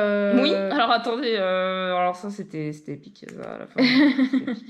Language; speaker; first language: French; native; French